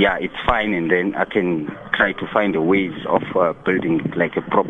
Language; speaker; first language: English; non-native, local second language; Xhosa